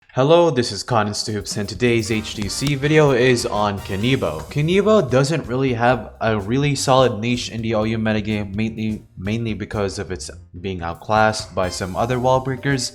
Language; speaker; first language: English; native; English